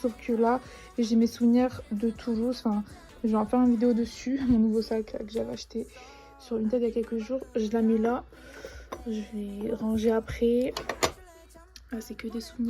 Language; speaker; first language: French; native; French